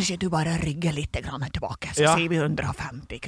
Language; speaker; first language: Norwegian; native; Norwegian